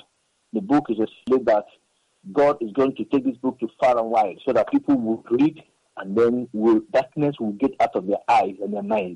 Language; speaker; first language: English; non-native, local second language; Igbo